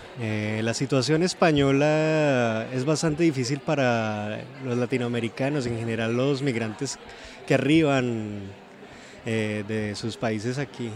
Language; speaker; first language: Spanish; native; Spanish